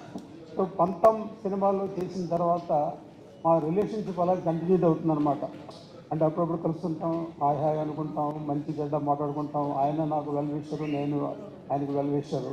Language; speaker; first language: Telugu; native; Telugu